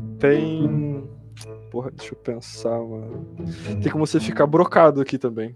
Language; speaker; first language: Portuguese; native; Portuguese